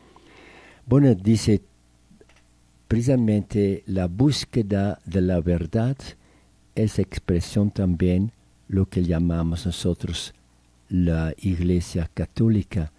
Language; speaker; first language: Spanish; non-native, fluent; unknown